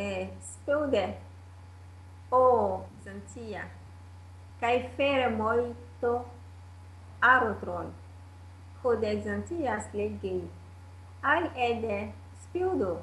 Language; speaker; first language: Greek; non-native, learner; Italian